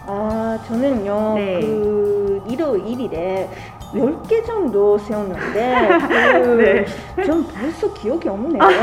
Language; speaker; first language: Korean; non-native, fluent; Japanese